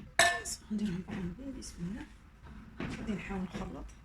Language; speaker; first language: Arabic; native; Arabic